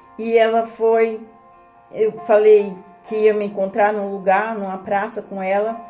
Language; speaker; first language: Portuguese; native; Portuguese